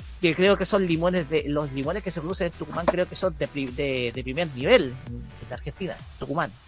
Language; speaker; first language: Spanish; native; Spanish